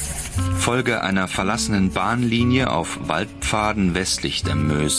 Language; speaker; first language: German; native; German